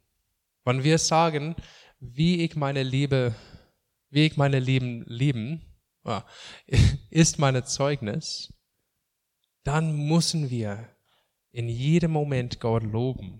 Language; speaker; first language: German; non-native, fluent; English